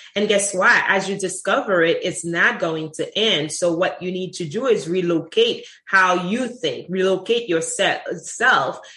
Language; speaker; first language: English; non-native, fluent; Haitian Creole